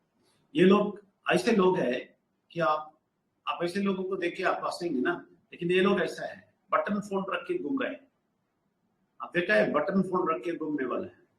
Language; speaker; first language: Hindi; non-native, local second language; Telugu